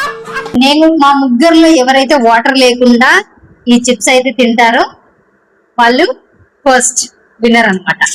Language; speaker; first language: Telugu; native; Telugu